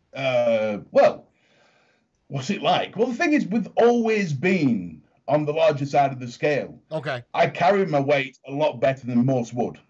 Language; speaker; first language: English; native; English